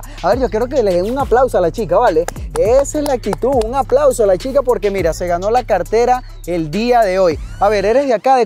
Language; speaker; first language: Spanish; native; Spanish